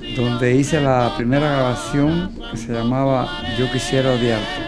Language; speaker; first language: Spanish; native; Spanish